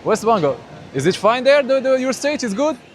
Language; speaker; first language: English; non-native, learner; French